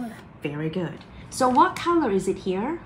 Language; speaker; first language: English; non-native, fluent; Thai